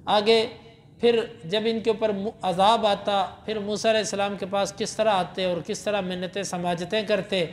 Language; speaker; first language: Urdu; non-native, local second language; Punjabi